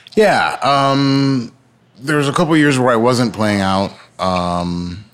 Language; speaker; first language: English; early bilingual, other home language; Yoruba